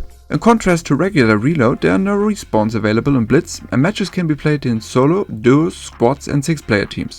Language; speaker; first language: English; non-native, fluent; German